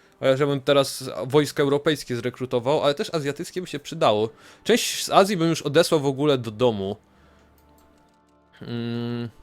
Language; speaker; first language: Polish; native; Polish